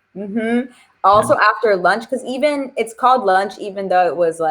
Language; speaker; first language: English; native; English